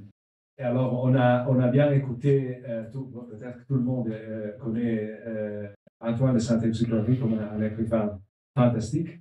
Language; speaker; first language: French; non-native, learner; Italian